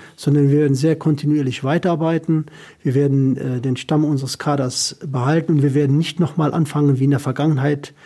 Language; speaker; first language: German; native; German